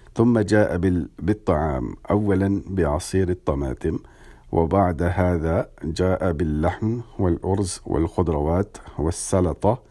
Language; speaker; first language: Arabic; non-native, learner; English